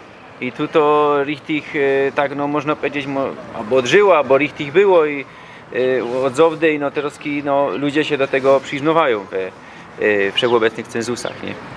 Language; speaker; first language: Polish; non-native, local second language; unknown